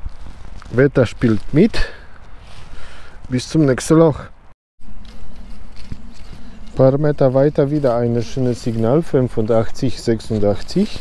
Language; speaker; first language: German; non-native, learner; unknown